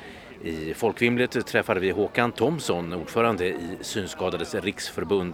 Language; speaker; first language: Swedish; native; Swedish